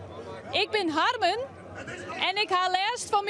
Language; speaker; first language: Dutch; non-native, local second language; Western Frisian